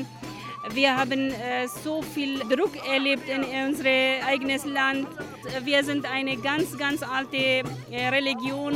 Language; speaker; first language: German; non-native, fluent; Kurdish